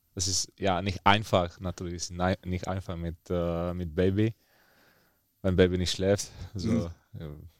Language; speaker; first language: German; non-native, fluent; Czech